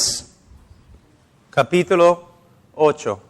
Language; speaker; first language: Spanish; non-native, fluent; English